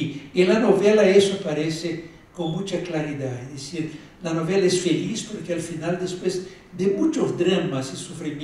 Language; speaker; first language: Spanish; non-native, fluent; Portuguese